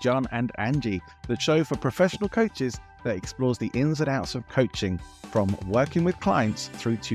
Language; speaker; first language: English; native; English